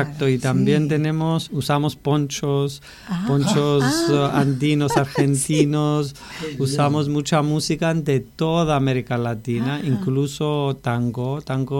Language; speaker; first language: Spanish; non-native, fluent; Greek